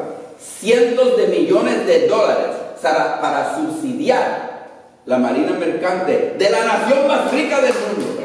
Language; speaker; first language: Spanish; early bilingual, other home language; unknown